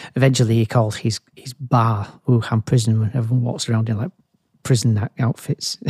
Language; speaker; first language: English; native; English